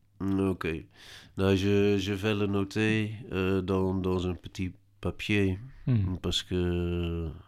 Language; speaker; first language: French; non-native, learner; Dutch